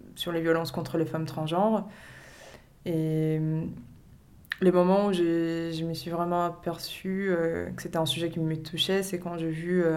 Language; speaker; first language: French; non-native, fluent; Portuguese